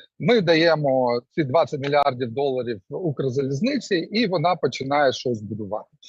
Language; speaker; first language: Ukrainian; non-native, local second language; Russian